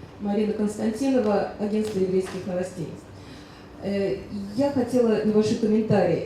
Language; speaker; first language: Russian; native; Russian